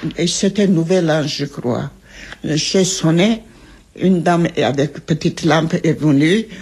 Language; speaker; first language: French; non-native, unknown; Armenian